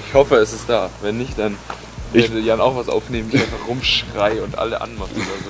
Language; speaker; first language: German; native; German